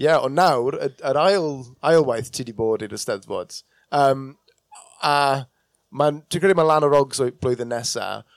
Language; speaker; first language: Welsh; non-native, local second language; English